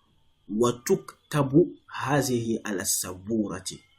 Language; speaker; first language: Arabic; non-native, fluent; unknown